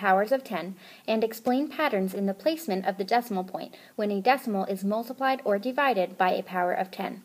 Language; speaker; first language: English; native; English